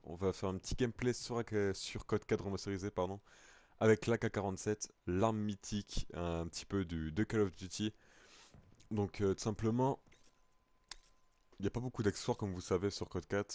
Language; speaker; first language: French; native; French